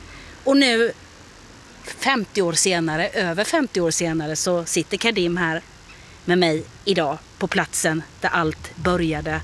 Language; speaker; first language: Swedish; native; Swedish